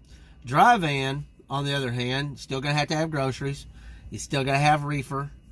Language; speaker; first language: English; native; English